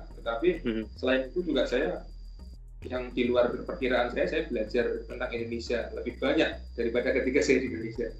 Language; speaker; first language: Indonesian; native; Indonesian